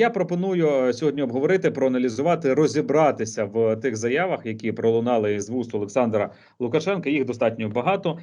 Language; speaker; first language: Ukrainian; native; Ukrainian